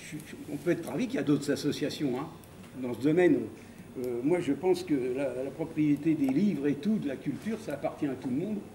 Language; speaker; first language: French; native; French